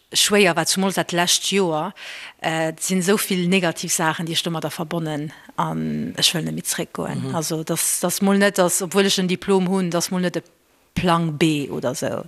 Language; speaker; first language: Luxembourgish; early bilingual, other home language; Portuguese